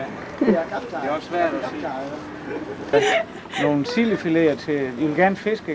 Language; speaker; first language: Danish; native; Danish